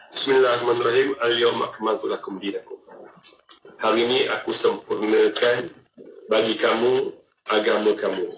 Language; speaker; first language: Malay; native; Malay